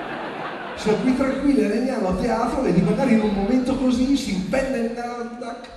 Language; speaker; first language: Italian; native; Italian